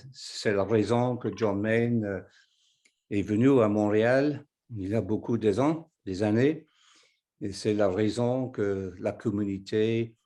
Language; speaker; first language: French; non-native, fluent; English